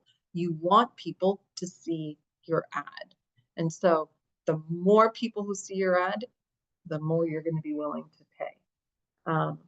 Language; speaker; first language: English; native; English